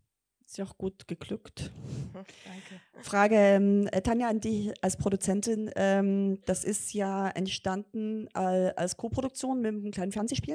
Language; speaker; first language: German; native; German